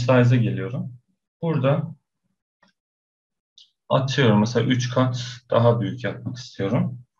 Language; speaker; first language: Turkish; non-native, fluent; Persian